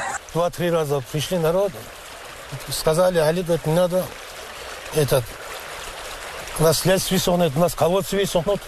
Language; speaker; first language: Russian; non-native, local second language; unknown